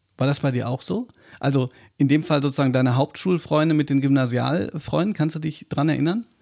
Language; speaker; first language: German; native; German